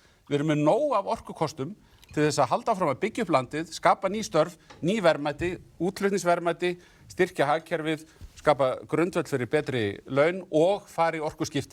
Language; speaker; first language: Icelandic; native; Icelandic